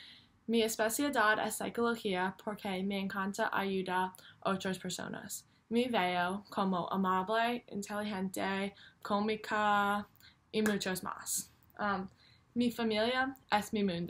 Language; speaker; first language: Spanish; non-native, learner; English